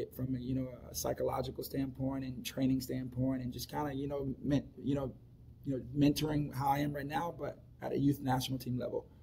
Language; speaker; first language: English; native; English